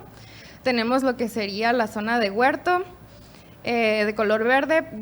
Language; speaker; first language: Spanish; native; Spanish